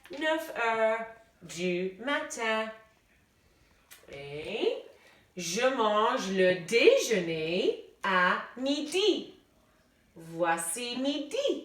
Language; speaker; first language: French; non-native, fluent; English